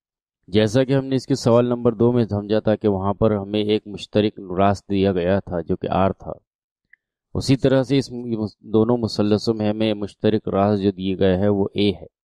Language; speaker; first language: Urdu; native; Urdu